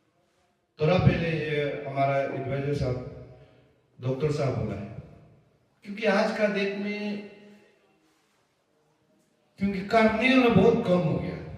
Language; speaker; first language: Hindi; non-native, local second language; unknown